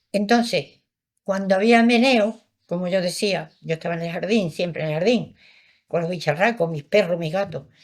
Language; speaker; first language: Spanish; early bilingual, other home language; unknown